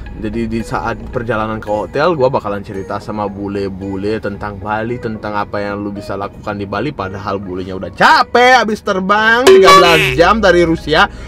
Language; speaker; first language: Indonesian; non-native, fluent; Russian